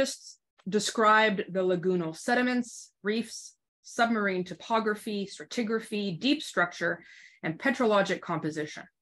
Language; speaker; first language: English; native; English